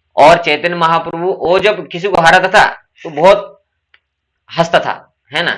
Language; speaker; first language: Hindi; non-native, local second language; Marathi